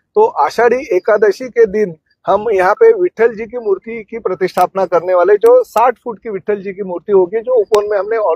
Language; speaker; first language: Hindi; non-native, local second language; Marathi